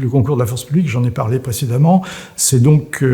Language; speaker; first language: French; native; French